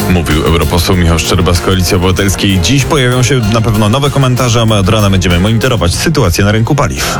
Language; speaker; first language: Polish; native; Polish